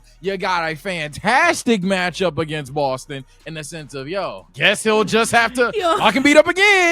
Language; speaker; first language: English; native; English